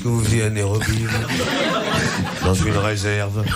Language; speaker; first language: French; native; French